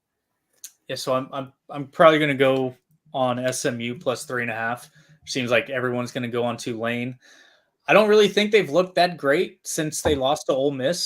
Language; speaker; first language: English; native; English